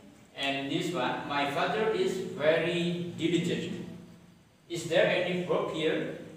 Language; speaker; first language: English; non-native, fluent; Indonesian